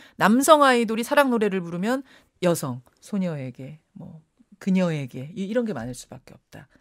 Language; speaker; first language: Korean; native; Korean